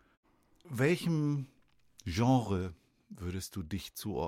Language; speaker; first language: German; native; German